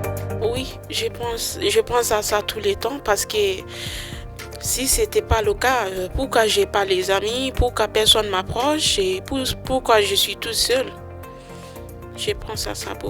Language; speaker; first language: French; non-native, fluent; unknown